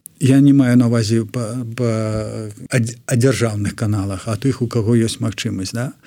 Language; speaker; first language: Belarusian; non-native, local second language; Russian